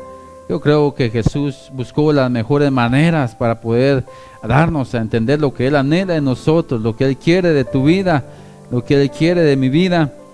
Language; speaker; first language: Spanish; native; Spanish